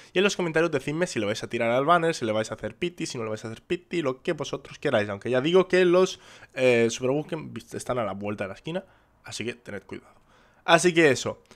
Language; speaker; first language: Spanish; native; Spanish